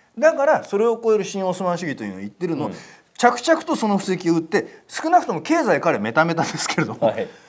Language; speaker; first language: Japanese; native; Japanese